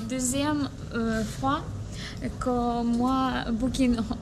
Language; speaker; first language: French; non-native, learner; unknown